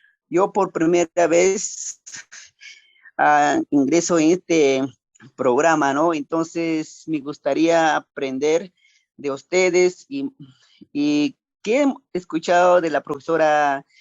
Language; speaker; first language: Spanish; non-native, local second language; Quechua